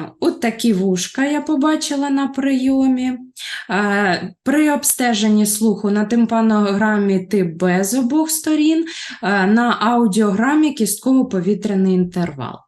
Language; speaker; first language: Ukrainian; native; Ukrainian